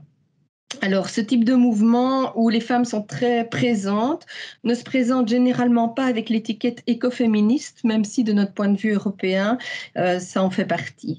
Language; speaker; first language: French; native; French